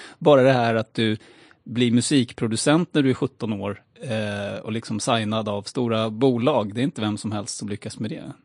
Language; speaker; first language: Swedish; native; Swedish